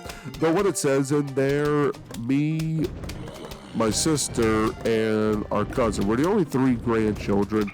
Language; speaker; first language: English; native; English